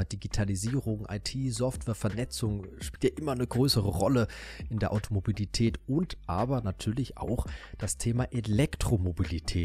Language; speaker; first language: German; native; German